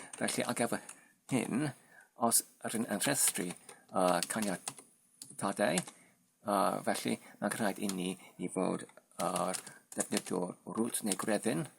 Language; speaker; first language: Welsh; non-native, learner; Polish